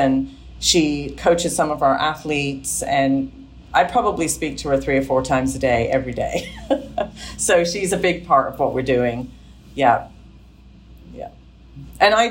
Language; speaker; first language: English; native; English